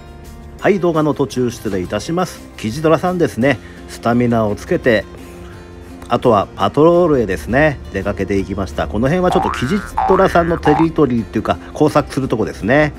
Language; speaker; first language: Japanese; native; Japanese